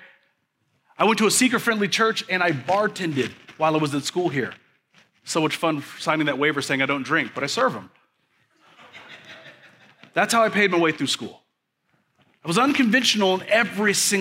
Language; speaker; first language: English; native; English